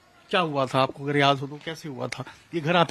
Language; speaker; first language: Hindi; native; Hindi